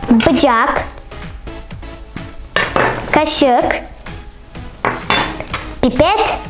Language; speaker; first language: Turkish; non-native, learner; Tatar